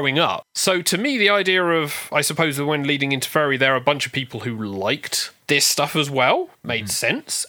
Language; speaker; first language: English; native; English